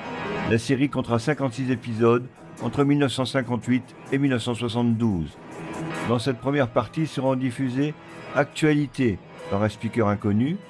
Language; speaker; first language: French; native; French